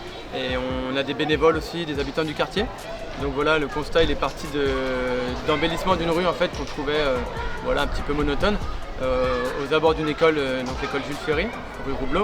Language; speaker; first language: French; native; French